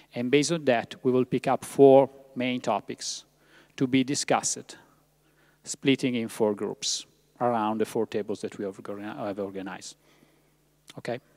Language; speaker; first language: English; non-native, fluent; Italian